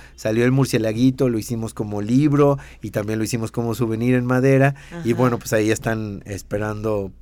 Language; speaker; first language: Spanish; native; Spanish